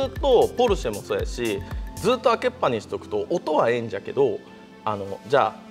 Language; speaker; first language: Japanese; native; Japanese